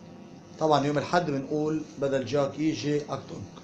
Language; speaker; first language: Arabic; native; Arabic